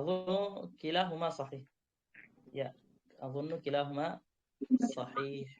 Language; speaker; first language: Arabic; non-native, fluent; Indonesian